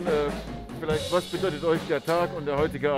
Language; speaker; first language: German; native; German